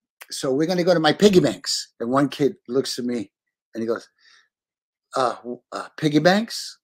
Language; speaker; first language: English; early bilingual, other home language; Spanish